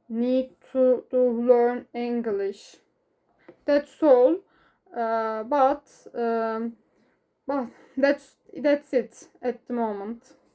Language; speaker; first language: English; non-native, learner; Turkish